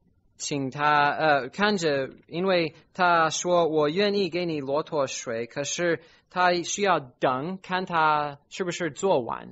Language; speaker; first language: Chinese; non-native, fluent; English